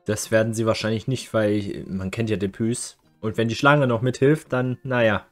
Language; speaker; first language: German; native; German